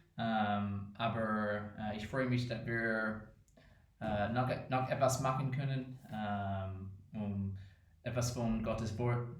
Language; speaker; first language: German; non-native, fluent; English